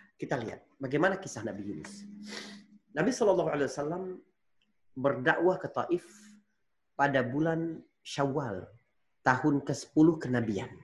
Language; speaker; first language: Indonesian; native; Indonesian